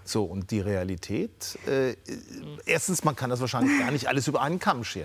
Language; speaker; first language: German; native; German